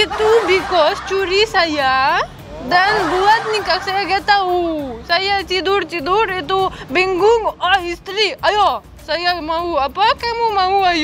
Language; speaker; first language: Indonesian; non-native, learner; Russian